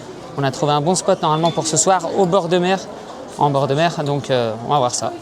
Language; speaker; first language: French; native; French